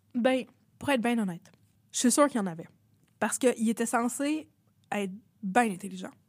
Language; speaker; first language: French; native; French